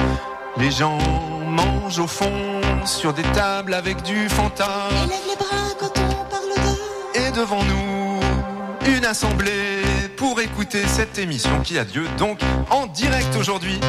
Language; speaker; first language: French; native; French